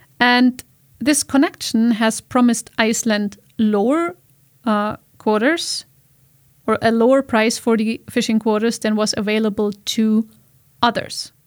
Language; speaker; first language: English; non-native, fluent; German